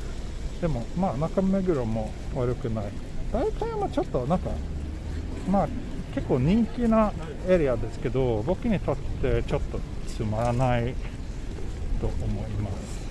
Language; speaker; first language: Japanese; non-native, fluent; Swedish